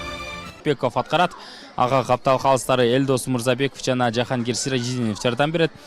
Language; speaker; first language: Kyrgyz; native; Kyrgyz